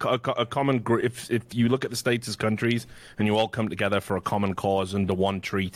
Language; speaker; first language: English; native; English